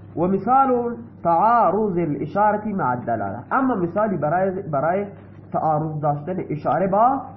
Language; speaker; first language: Persian; non-native, local second language; Baluchi